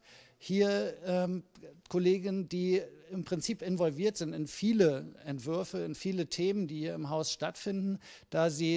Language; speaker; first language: German; native; German